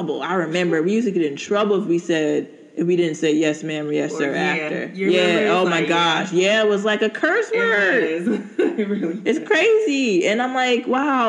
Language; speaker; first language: English; native; English